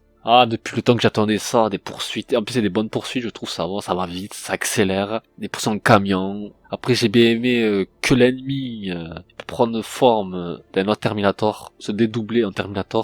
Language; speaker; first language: French; native; French